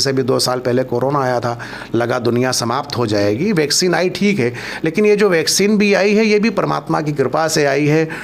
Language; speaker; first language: Hindi; non-native, local second language; Awadhi